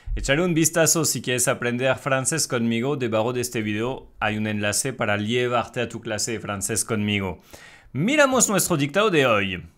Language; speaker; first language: Spanish; non-native, fluent; French